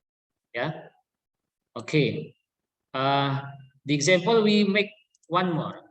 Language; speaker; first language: English; non-native, learner; Indonesian